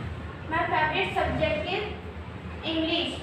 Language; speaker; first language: English; non-native, learner; Hindi